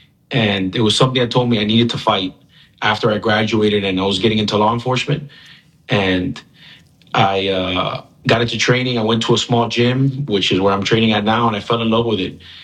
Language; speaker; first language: English; early bilingual, other home language; Spanish